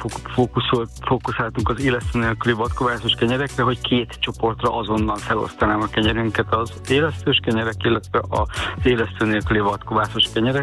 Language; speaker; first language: Hungarian; native; Hungarian